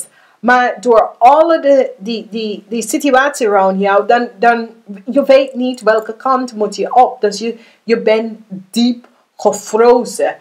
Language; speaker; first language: Dutch; non-native, learner; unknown